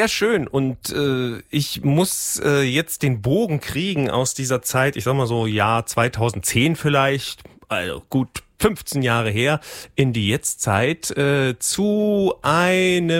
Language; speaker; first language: German; native; German